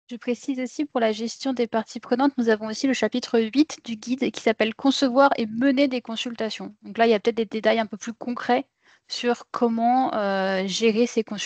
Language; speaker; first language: French; native; French